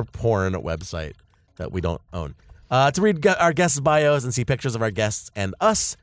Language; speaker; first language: English; native; English